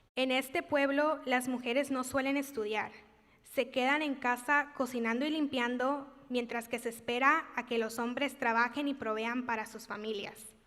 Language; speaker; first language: Spanish; early bilingual, heritage; Spanish